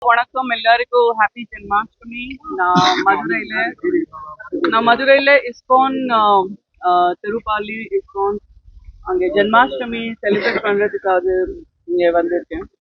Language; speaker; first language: Tamil; non-native, learner; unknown